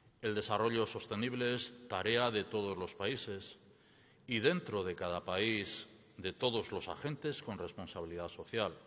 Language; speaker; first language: Spanish; native; Spanish